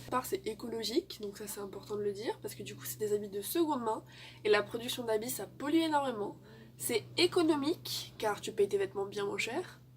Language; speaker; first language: French; native; French